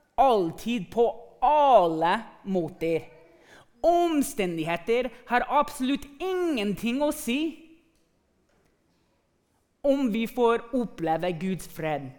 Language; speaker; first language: Norwegian; non-native, fluent; English